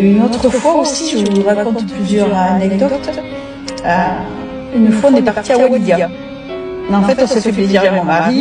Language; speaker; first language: French; native; French